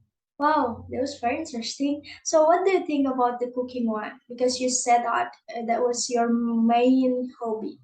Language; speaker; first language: English; non-native, learner; Indonesian